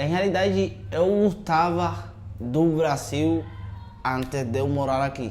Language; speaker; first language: Portuguese; non-native, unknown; Spanish